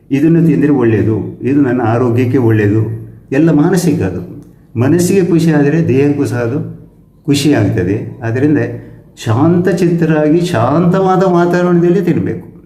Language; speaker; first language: Kannada; native; Kannada